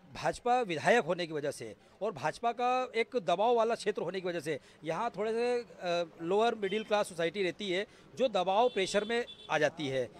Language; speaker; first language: Hindi; native; Hindi